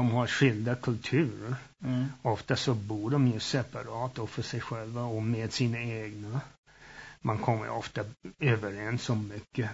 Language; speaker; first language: Swedish; early bilingual, heritage; Swedish